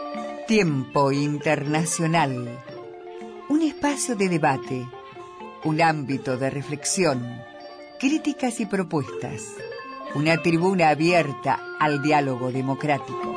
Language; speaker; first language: Spanish; native; Spanish